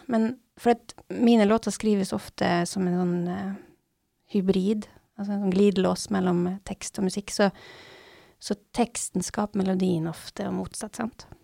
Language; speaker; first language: Norwegian; native; Norwegian